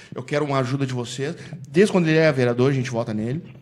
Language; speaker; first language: Portuguese; native; Portuguese